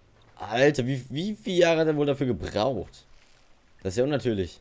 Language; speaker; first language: German; native; German